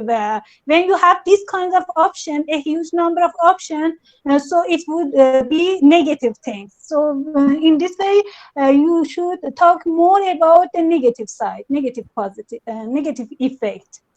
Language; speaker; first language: English; non-native, learner; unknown